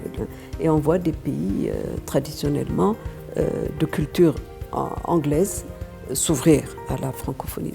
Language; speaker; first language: French; non-native, fluent; Amharic